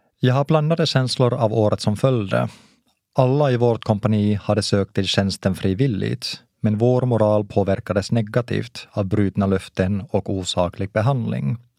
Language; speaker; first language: Swedish; non-native, local second language; Finnish